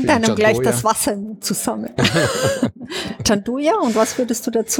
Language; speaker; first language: German; native; German